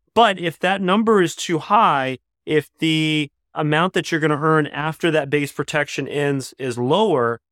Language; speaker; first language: English; native; English